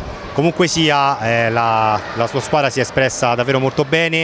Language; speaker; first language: Italian; native; Italian